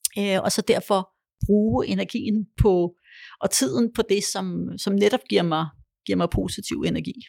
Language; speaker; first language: Danish; early bilingual, other home language; Polish